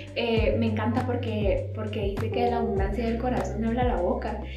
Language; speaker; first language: Spanish; native; Spanish